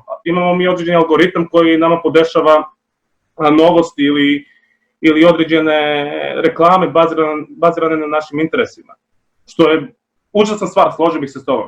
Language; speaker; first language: Bosnian; native; Bosnian